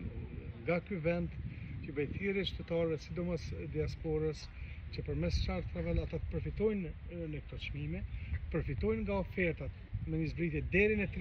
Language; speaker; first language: Albanian; native; Albanian